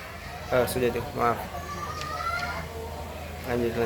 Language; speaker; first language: Indonesian; native; Indonesian